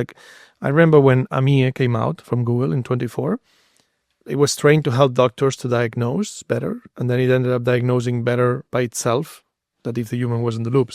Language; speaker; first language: English; non-native, fluent; Spanish